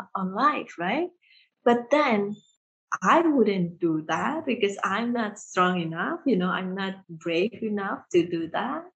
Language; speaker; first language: English; early bilingual, heritage; Indonesian